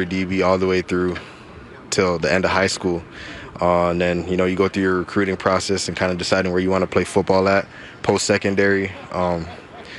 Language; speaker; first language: English; native; English